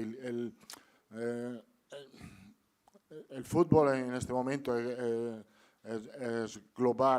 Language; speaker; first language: Spanish; non-native, fluent; Italian